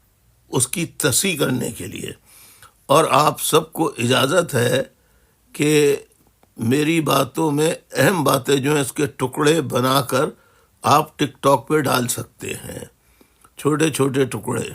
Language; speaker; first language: Urdu; native; Urdu